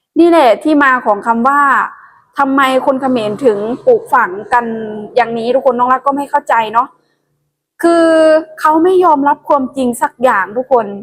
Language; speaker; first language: Thai; non-native, local second language; Northeastern Thai